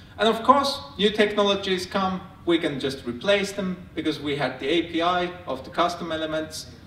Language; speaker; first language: English; non-native, fluent; Finnish